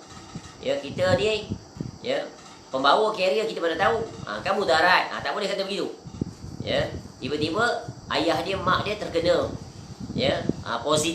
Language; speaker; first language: Malay; native; Malay